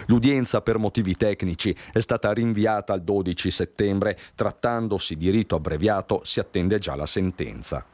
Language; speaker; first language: Italian; native; Italian